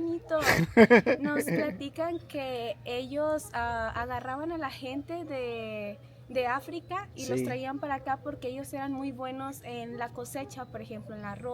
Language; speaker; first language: Spanish; native; Spanish